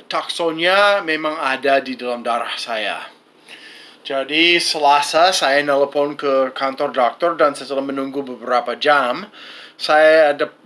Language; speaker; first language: Indonesian; non-native, fluent; English